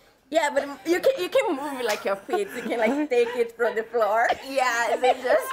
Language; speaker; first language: English; non-native, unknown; Portuguese